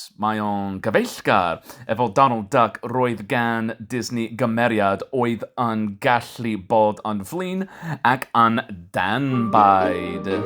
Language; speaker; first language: Welsh; non-native, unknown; English